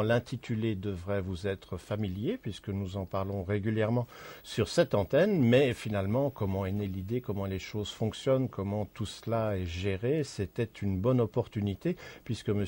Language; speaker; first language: French; native; French